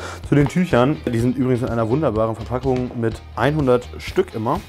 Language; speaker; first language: German; native; German